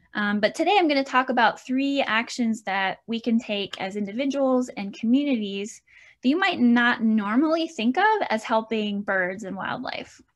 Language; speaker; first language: English; native; English